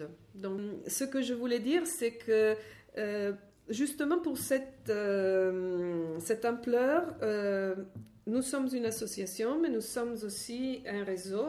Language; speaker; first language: French; non-native, fluent; Italian